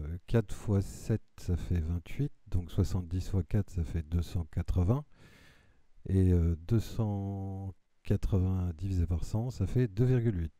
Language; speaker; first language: French; native; French